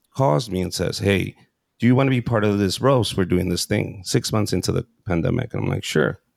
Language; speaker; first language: English; early bilingual, other home language; Spanish